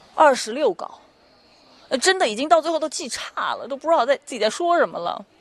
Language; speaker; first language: Chinese; native; Chinese